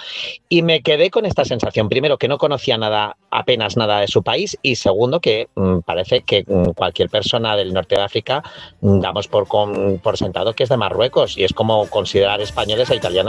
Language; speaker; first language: Spanish; native; Spanish